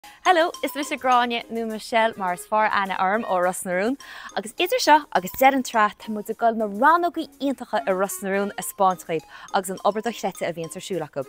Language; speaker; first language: Irish; native; Irish